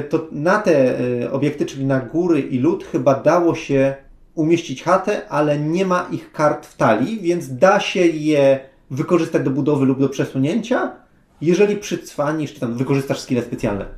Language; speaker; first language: Polish; native; Polish